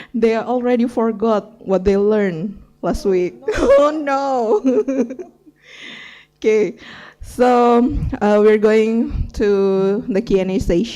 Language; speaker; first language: English; non-native, fluent; Indonesian